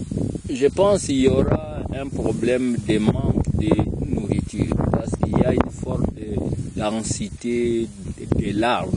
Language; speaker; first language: French; non-native, local second language; Kongo